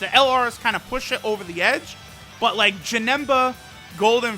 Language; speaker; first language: English; native; English